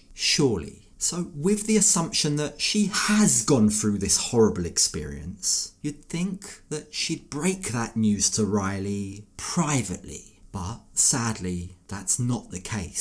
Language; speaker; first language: English; native; English